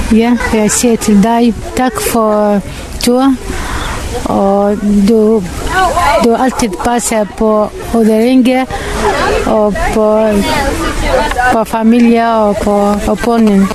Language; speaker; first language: Danish; non-native, learner; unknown